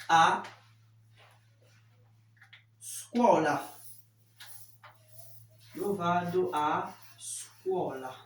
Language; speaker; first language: Italian; non-native, fluent; French